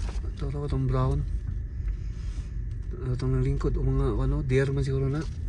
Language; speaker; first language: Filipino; non-native, local second language; Cebuano